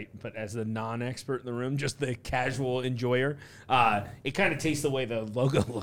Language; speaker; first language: English; native; English